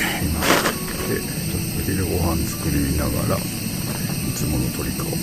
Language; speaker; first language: Japanese; native; Japanese